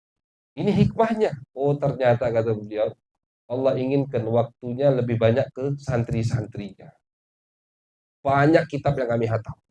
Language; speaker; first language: Indonesian; native; Indonesian